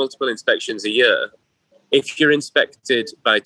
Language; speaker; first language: English; native; English